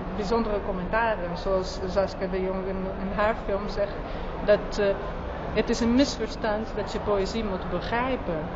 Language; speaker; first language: Dutch; non-native, fluent; Portuguese